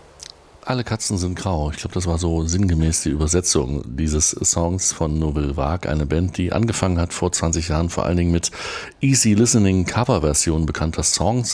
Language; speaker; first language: German; native; German